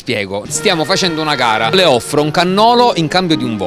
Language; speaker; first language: Italian; native; Italian